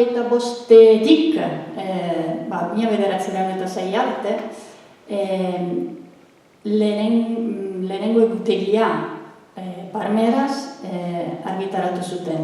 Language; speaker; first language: Basque; non-native, fluent; Italian